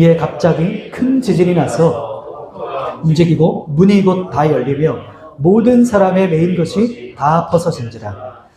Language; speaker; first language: Korean; native; Korean